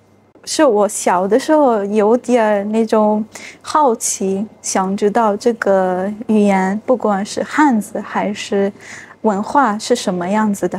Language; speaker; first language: Chinese; non-native, fluent; Arabic